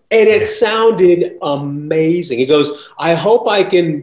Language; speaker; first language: English; native; English